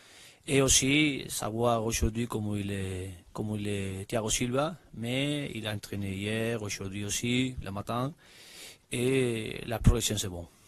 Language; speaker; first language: French; non-native, learner; Spanish